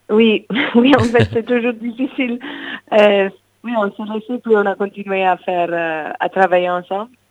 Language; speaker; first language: French; non-native, fluent; English